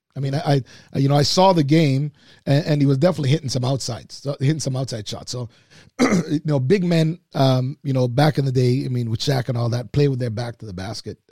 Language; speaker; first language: English; native; English